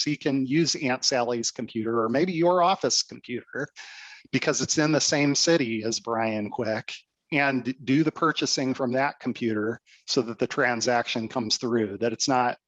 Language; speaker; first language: English; native; English